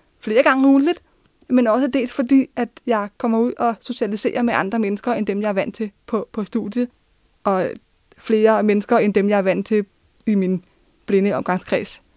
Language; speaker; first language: Danish; early bilingual, other home language; Turkish